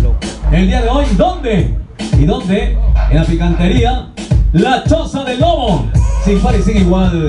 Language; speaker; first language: Spanish; native; Spanish